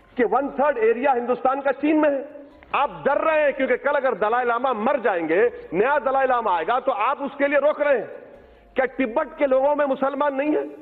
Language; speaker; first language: Urdu; native; Urdu